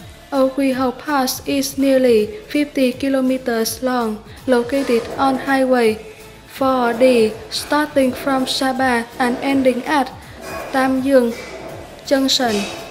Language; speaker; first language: English; non-native, fluent; Vietnamese